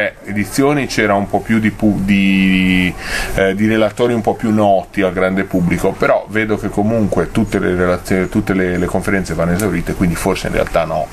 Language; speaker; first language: Italian; native; Italian